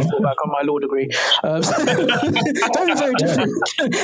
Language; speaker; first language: English; native; English